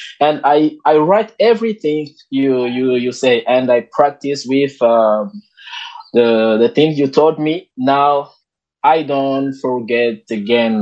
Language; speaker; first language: English; non-native, learner; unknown